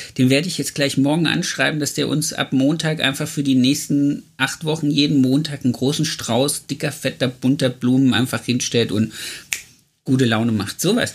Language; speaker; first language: German; native; German